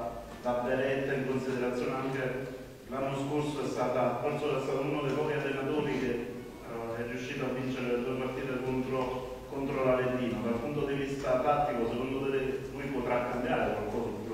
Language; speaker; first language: Italian; native; Italian